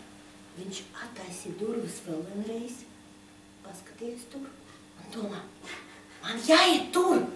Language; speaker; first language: Latvian; non-native, local second language; Russian